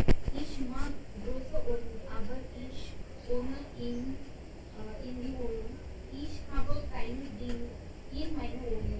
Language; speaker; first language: German; non-native, learner; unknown